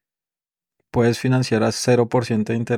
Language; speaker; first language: Spanish; native; Spanish